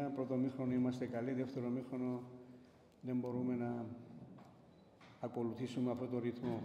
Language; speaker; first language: Greek; non-native, fluent; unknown